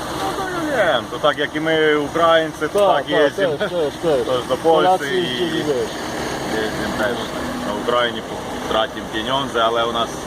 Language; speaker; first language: Polish; non-native, learner; Ukrainian